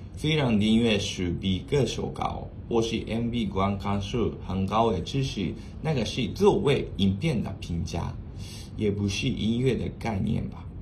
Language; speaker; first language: Chinese; non-native, fluent; Japanese